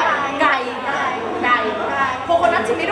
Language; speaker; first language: Japanese; non-native, fluent; Thai